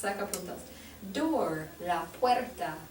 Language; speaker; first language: Spanish; non-native, fluent; English